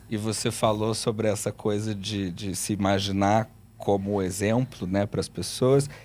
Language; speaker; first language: Portuguese; native; Portuguese